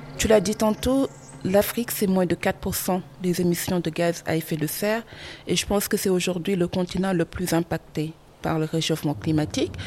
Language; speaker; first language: French; non-native, local second language; Wolof